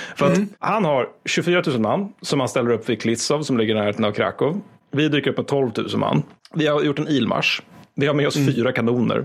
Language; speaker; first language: Swedish; native; Swedish